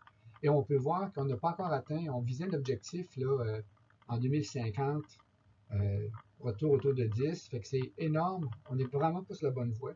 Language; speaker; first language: French; native; French